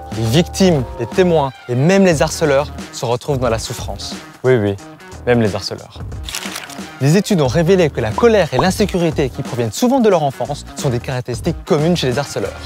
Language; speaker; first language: French; early bilingual, other home language; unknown